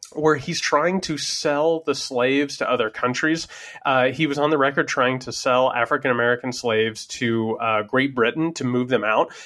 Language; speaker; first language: English; native; English